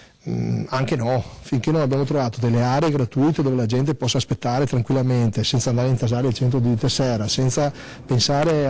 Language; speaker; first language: Italian; native; Italian